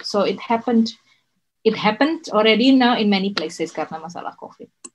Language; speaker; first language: English; non-native, fluent; Indonesian